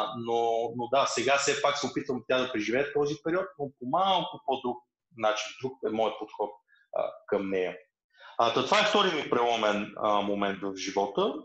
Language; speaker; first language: Bulgarian; early bilingual, other home language; Russian